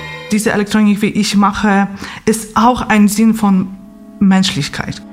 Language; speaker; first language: German; non-native, fluent; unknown